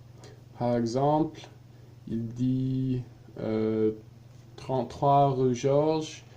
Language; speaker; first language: French; non-native, learner; English